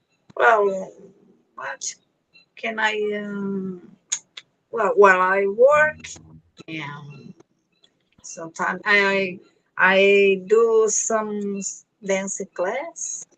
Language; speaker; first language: English; non-native, learner; Portuguese